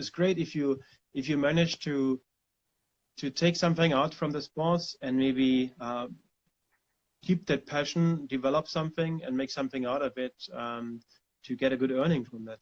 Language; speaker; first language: English; non-native, fluent; German